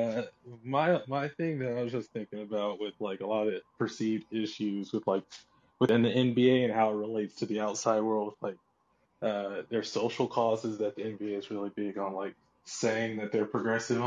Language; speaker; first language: English; native; English